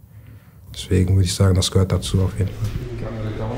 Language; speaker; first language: German; native; German